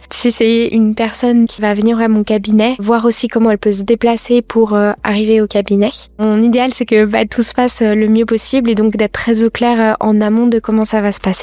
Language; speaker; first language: French; native; French